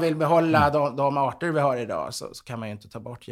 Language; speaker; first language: Swedish; native; Swedish